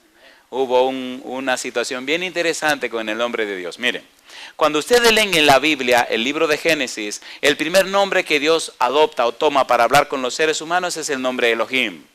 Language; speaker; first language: Spanish; native; Spanish